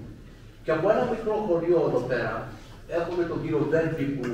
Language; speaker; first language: Greek; early bilingual, heritage; Greek